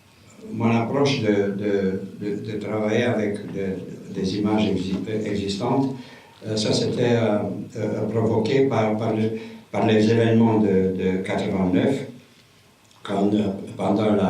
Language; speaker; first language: French; non-native, fluent; Romanian